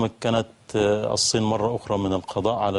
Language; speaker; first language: Arabic; native; Arabic